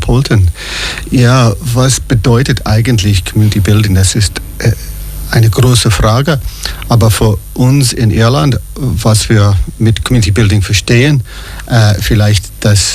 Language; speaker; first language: German; non-native, learner; English